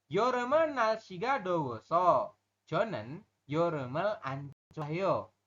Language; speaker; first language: Korean; non-native, fluent; Indonesian